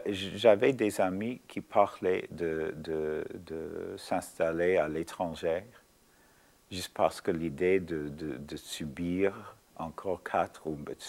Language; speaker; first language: French; non-native, fluent; English